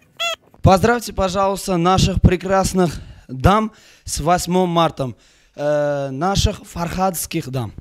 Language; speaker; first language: Russian; non-native, local second language; Uzbek